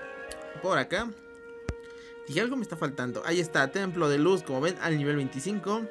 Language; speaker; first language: Spanish; native; Spanish